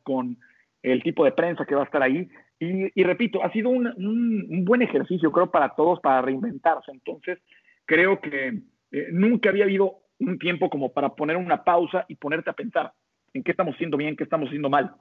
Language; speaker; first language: Spanish; native; Spanish